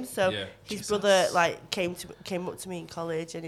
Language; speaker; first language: English; native; English